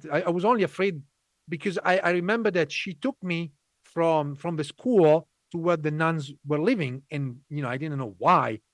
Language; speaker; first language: English; non-native, fluent; Italian